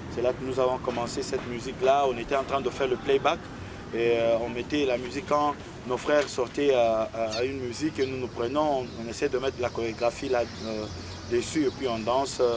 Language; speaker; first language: French; non-native, local second language; Swahili